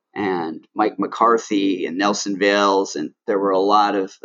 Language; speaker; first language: English; native; English